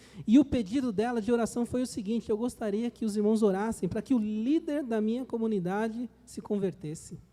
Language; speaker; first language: Portuguese; native; Portuguese